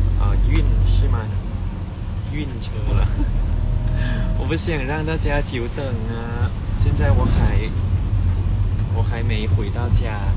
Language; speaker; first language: Chinese; non-native, learner; Thai